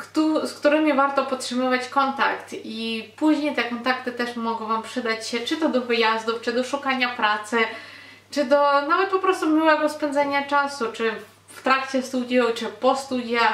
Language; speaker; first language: Polish; non-native, fluent; Ukrainian